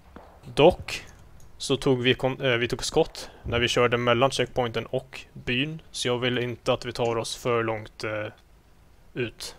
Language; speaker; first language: Swedish; native; Swedish